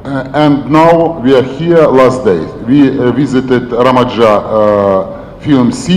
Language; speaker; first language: English; non-native, learner; Ukrainian